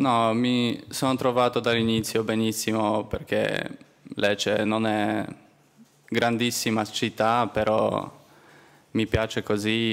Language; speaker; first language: Italian; non-native, learner; Polish